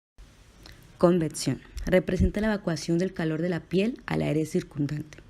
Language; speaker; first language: Spanish; native; Spanish